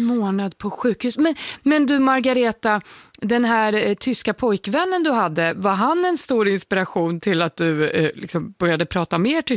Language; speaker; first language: Swedish; native; Swedish